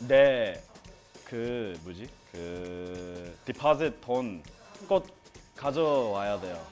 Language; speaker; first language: Korean; non-native, learner; English